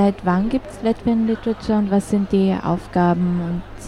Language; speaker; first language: German; native; German